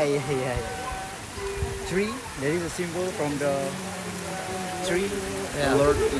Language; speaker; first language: English; non-native, learner; Indonesian